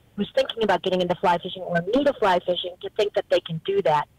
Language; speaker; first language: English; native; English